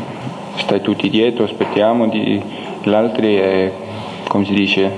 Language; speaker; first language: Italian; non-native, learner; Danish